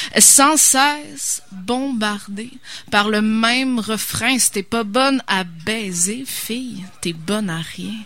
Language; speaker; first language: French; native; French